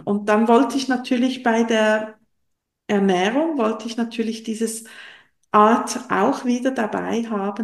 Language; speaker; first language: German; non-native, local second language; French